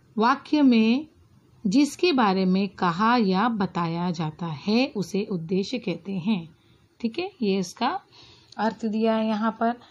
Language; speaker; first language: Hindi; non-native, local second language; Marathi